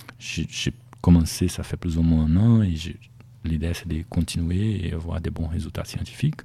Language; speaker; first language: French; non-native, fluent; Portuguese